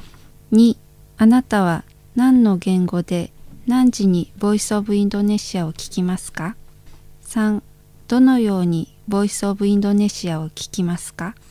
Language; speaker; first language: Japanese; non-native, fluent; Indonesian